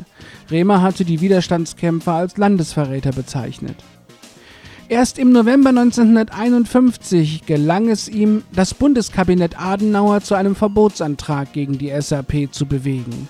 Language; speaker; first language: German; native; German